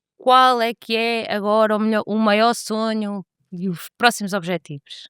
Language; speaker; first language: Portuguese; native; Portuguese